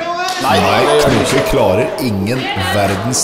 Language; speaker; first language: Norwegian; native; Norwegian